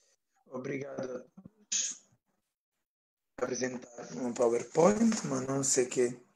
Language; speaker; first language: Portuguese; non-native, fluent; Italian